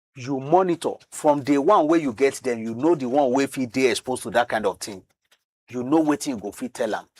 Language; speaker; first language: Nigerian Pidgin; non-native, local second language; Yoruba